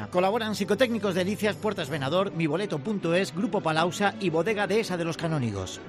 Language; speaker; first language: Spanish; native; Spanish